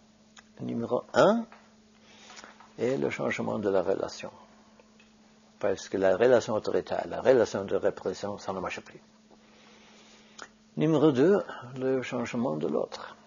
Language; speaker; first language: French; non-native, fluent; Norwegian